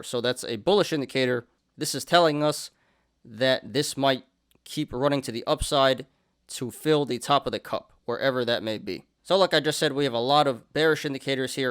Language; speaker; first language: English; native; English